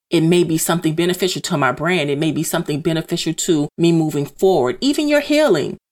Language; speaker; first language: English; native; English